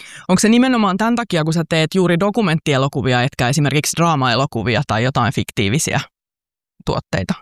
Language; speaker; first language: Finnish; native; Finnish